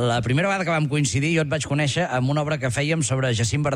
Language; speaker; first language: Catalan; native; Catalan